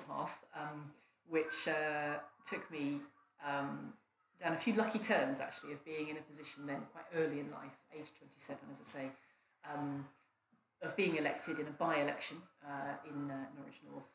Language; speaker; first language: English; native; English